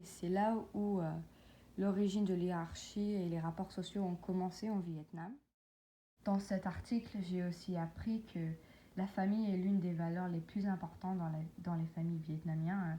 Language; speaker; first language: French; non-native, learner; English